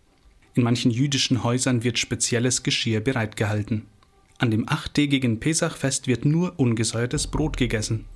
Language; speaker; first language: German; native; German